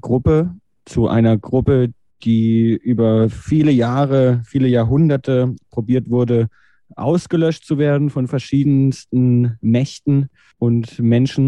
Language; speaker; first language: German; native; German